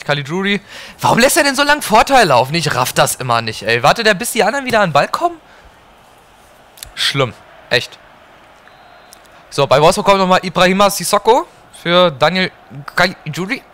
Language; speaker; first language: German; native; German